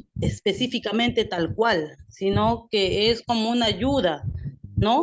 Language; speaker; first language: Spanish; native; Spanish